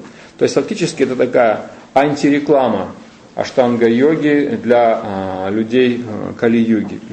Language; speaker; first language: Russian; native; Russian